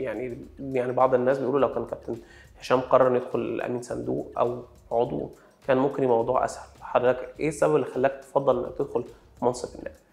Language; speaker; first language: Arabic; native; Arabic